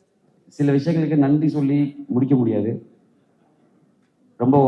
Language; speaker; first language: Tamil; native; Tamil